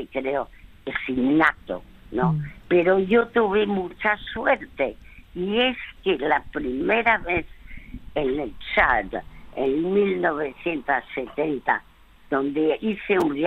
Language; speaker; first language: Spanish; early bilingual, other home language; French